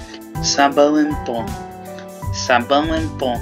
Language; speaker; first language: Portuguese; non-native, learner; English